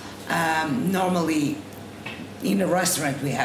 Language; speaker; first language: English; non-native, fluent; Portuguese